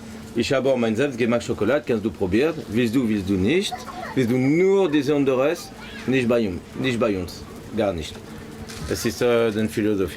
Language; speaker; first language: German; non-native, learner; French